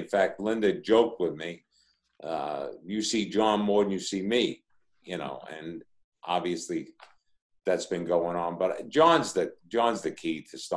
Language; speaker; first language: English; native; English